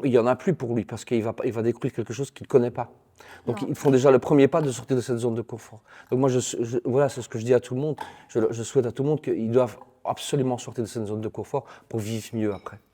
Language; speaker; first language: French; native; French